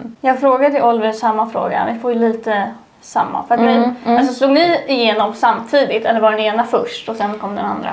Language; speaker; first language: Swedish; native; Swedish